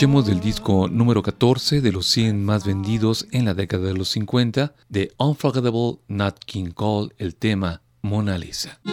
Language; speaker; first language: Spanish; native; Spanish